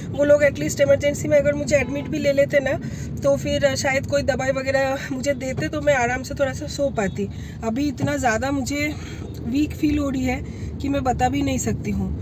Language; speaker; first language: Hindi; non-native, local second language; Bangla